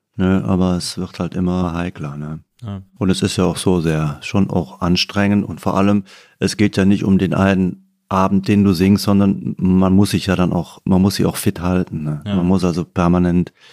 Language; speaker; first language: German; non-native, local second language; Limburgish